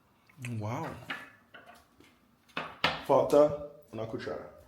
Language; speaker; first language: Spanish; non-native, learner; English